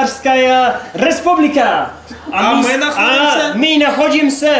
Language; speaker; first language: Russian; non-native, learner; English